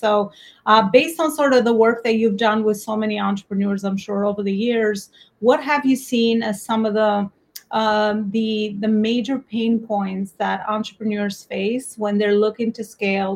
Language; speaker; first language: English; non-native, fluent; Albanian